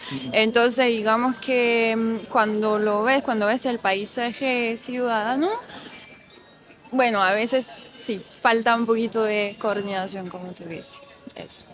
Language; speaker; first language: Spanish; non-native, fluent; French